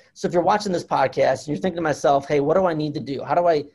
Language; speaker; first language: English; native; English